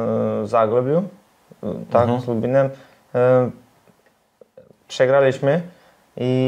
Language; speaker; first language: Polish; non-native, learner; Serbian